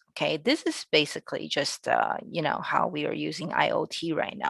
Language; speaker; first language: English; non-native, fluent; Chinese